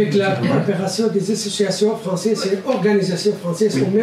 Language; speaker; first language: French; non-native, learner; Arabic